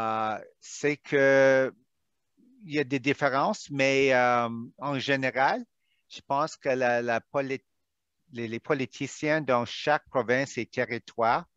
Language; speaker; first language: French; non-native, local second language; English